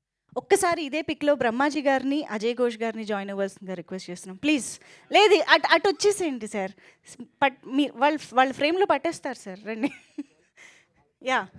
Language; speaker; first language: Telugu; native; Telugu